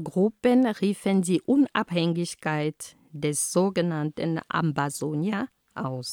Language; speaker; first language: German; non-native, fluent; Ghomala